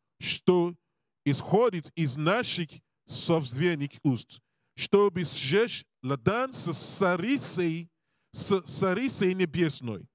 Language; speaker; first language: Russian; non-native, learner; English